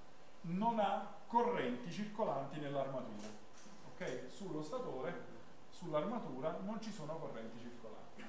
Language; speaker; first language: Italian; native; Italian